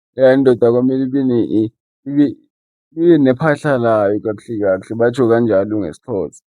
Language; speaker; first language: Zulu; non-native, local second language; Xhosa